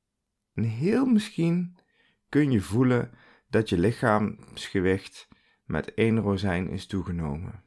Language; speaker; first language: Dutch; native; Dutch